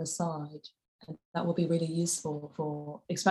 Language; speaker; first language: English; non-native, local second language; Cantonese